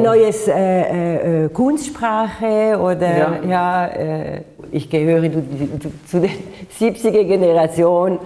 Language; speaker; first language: German; non-native, fluent; Italian